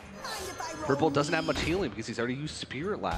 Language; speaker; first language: English; native; English